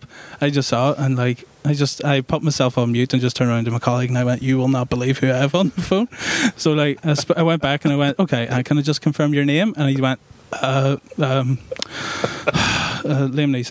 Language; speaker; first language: English; native; English